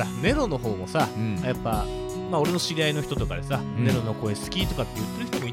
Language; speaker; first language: Japanese; native; Japanese